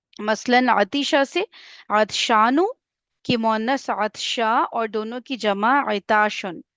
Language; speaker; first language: Urdu; native; Urdu